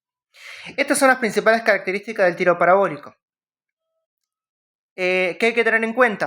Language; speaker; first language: Spanish; native; Spanish